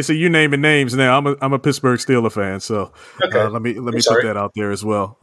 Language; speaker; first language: English; native; English